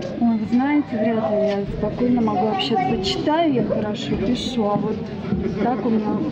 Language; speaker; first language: Russian; native; Russian